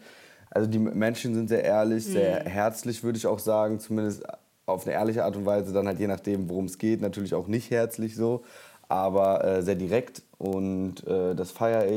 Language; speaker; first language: German; native; German